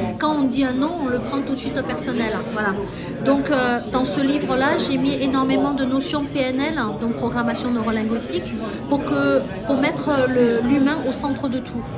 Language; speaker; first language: French; early bilingual, other home language; Chinese